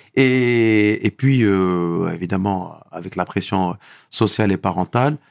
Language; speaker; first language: French; non-native, local second language; Arabic